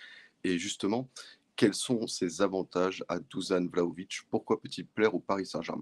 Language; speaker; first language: French; native; French